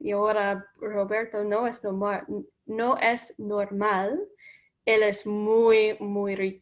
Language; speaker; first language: Spanish; non-native, learner; English